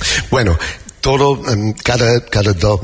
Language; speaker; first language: Spanish; non-native, learner; English